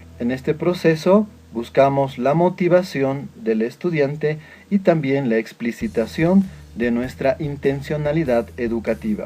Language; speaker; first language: Spanish; native; Spanish